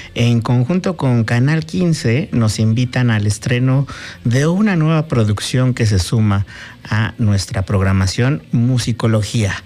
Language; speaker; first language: Spanish; native; Spanish